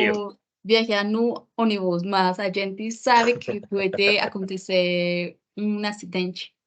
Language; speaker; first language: Portuguese; non-native, learner; Spanish